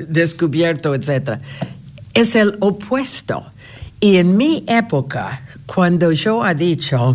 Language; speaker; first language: Spanish; non-native, fluent; English